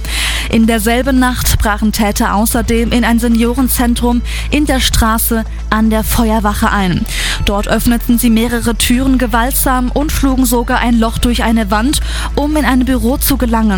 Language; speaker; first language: German; native; German